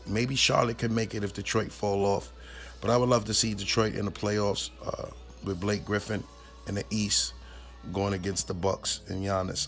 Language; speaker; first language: English; native; English